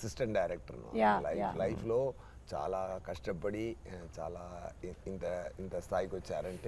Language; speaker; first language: Telugu; non-native, fluent; Tamil